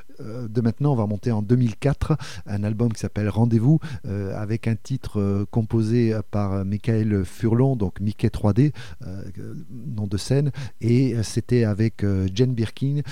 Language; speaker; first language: French; native; French